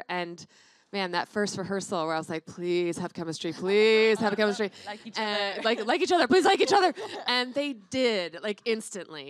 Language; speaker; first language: English; native; English